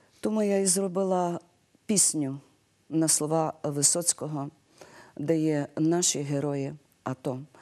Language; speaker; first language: Ukrainian; native; Ukrainian